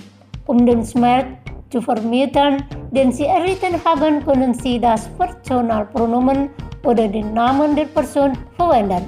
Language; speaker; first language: German; non-native, fluent; Indonesian